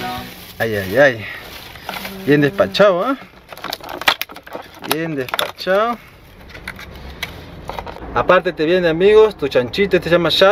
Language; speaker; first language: Spanish; native; Spanish